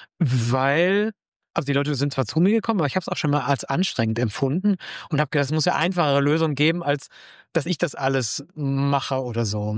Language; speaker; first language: German; native; German